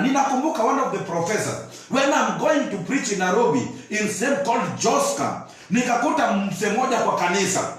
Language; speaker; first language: English; non-native, local second language; Swahili